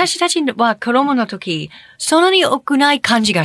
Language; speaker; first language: Japanese; non-native, fluent; English